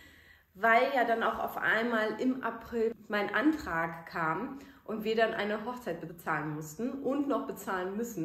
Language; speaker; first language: German; native; German